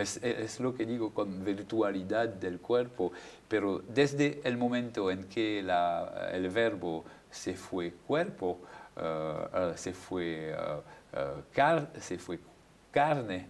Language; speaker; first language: Spanish; non-native, fluent; French